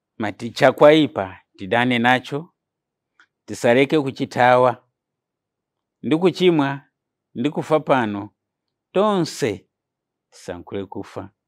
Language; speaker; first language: Nyanja; non-native, fluent; Nyankole